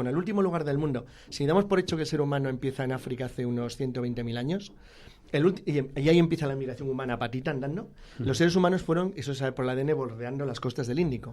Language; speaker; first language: Spanish; native; Spanish